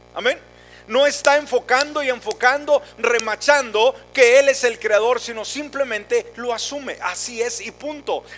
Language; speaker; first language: Spanish; native; Spanish